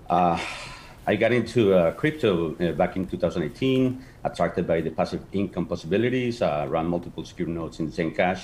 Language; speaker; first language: English; non-native, fluent; Spanish